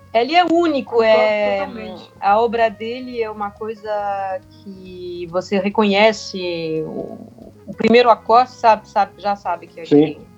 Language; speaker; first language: Portuguese; non-native, fluent; French